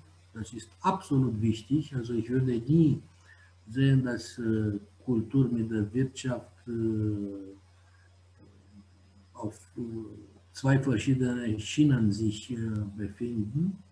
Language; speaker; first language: German; non-native, fluent; Romanian